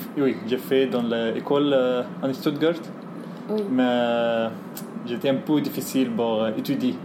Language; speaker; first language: French; non-native, learner; Arabic